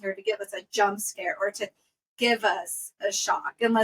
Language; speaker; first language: English; native; English